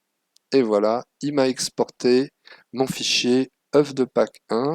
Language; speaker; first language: French; native; French